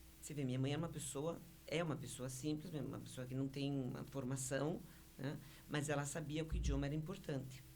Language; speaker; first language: Portuguese; early bilingual, other home language; Spanish